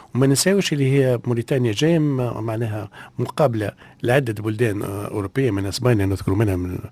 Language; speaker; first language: Arabic; native; Arabic